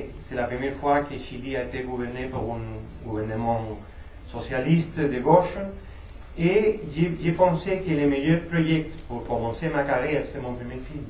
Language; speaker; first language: French; non-native, fluent; Spanish